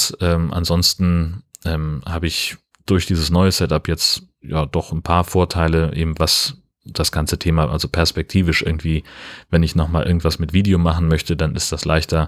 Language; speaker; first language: German; native; German